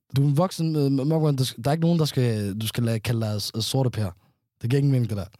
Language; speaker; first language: Danish; early bilingual, other home language; Somali